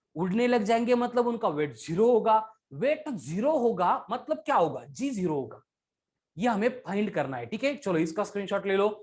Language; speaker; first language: Hindi; non-native, local second language; Marathi